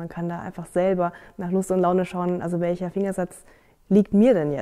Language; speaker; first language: German; native; German